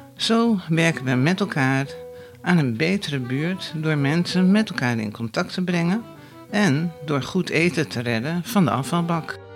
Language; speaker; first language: Dutch; native; Dutch